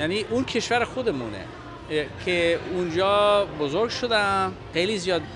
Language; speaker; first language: Persian; non-native, fluent; English